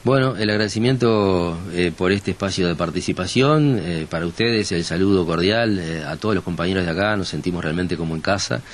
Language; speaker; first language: Spanish; native; Spanish